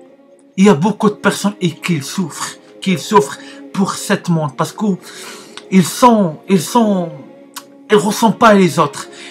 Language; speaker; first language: French; non-native, learner; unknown